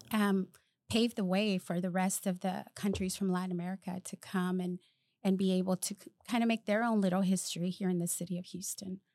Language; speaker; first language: English; early bilingual, other home language; Spanish